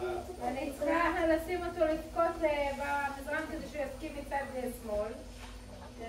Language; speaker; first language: Hebrew; native; Hebrew